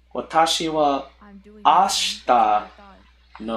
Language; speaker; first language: Japanese; non-native, learner; English